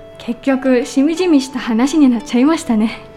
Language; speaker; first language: Japanese; non-native, learner; Filipino